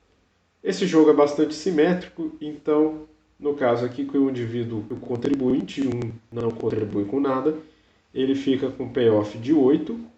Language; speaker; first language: Portuguese; native; Portuguese